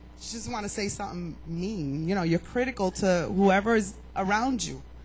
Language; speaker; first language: English; early bilingual, other home language; Spanish